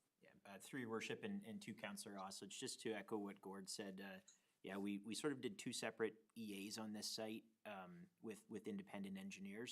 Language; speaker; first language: English; native; English